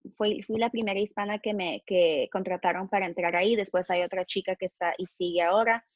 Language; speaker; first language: Spanish; early bilingual, heritage; Spanish